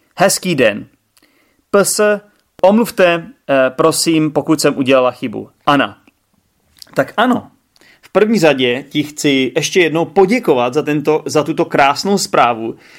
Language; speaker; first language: Czech; native; Czech